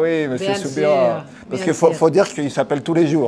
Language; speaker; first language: French; native; French